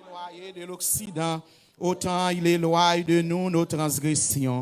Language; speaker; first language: French; non-native, local second language; Haitian Creole